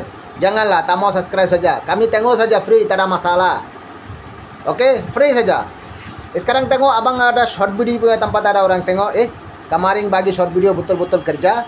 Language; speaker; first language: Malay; non-native, learner; Bangla